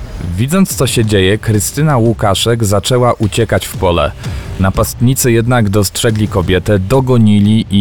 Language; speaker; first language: Polish; native; Polish